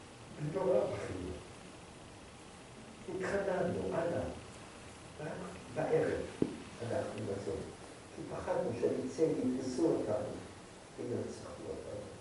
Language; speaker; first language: Hebrew; non-native, fluent; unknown